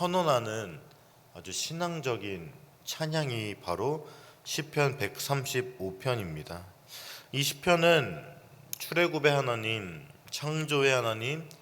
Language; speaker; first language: Korean; native; Korean